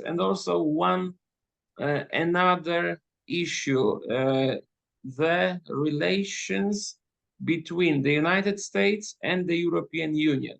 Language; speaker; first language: English; non-native, fluent; Polish